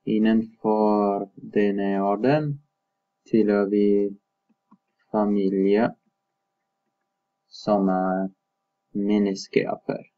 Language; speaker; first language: Norwegian; non-native, fluent; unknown